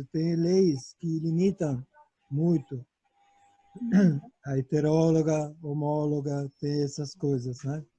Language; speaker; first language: Portuguese; non-native, fluent; Italian